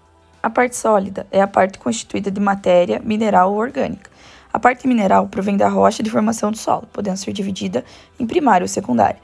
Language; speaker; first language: Portuguese; native; Portuguese